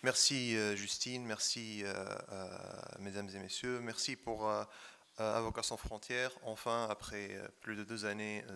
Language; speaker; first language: French; non-native, local second language; Arabic